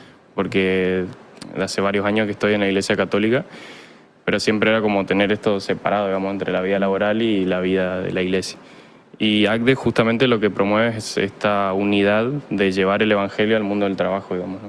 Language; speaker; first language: Spanish; native; Spanish